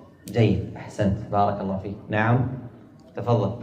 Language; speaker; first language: Arabic; native; Arabic